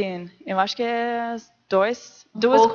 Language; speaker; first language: Portuguese; non-native, learner; English